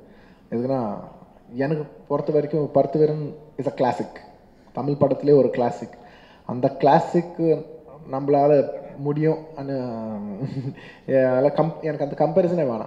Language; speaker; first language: Tamil; non-native, local second language; Telugu